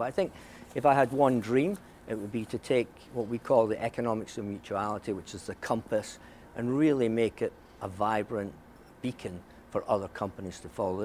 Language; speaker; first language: English; native; English